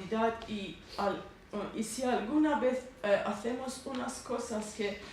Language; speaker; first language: Spanish; non-native, learner; Persian